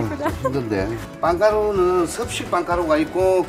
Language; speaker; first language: Korean; native; Korean